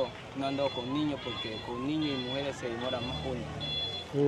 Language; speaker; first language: Spanish; native; Spanish